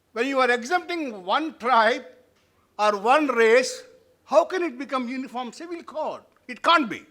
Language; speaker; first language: English; non-native, local second language; Telugu